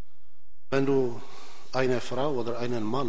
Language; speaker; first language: German; non-native, fluent; Czech